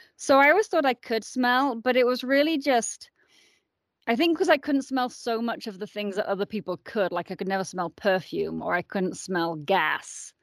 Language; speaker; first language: English; native; English